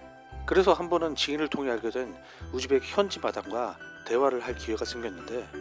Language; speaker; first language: Korean; native; Korean